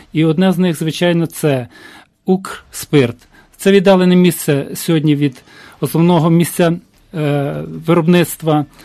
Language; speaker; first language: Ukrainian; native; Ukrainian